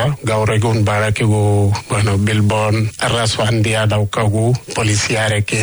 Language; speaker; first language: Basque; non-native, learner; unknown